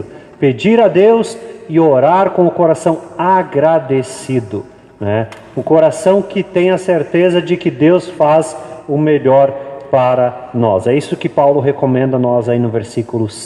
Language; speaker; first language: Portuguese; native; Portuguese